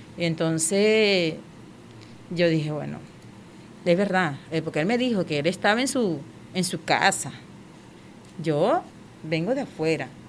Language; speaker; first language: Spanish; non-native, local second language; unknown